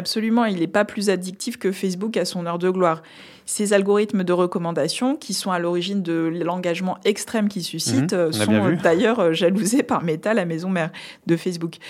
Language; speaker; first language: French; native; French